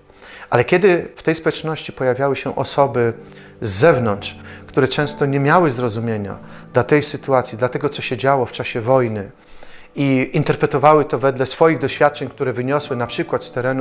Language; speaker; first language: Polish; native; Polish